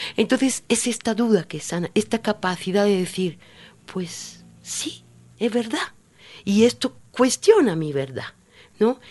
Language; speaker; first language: Spanish; non-native, fluent; Italian